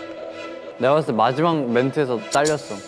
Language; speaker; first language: Korean; native; Korean